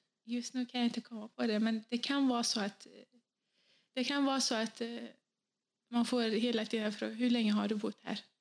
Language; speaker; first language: Swedish; non-native, fluent; Kurdish